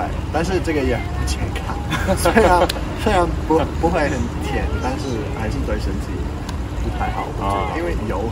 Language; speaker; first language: Chinese; non-native, fluent; English